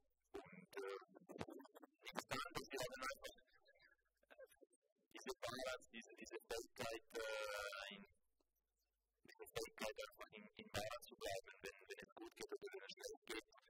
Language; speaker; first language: German; non-native, local second language; Italian